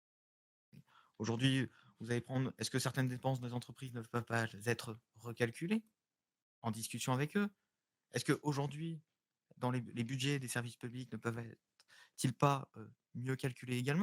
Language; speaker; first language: French; native; French